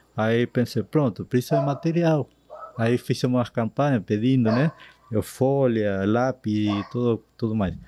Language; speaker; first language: Portuguese; non-native, fluent; Spanish